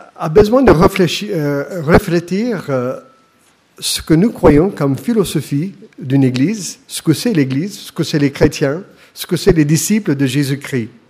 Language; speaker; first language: French; non-native, fluent; English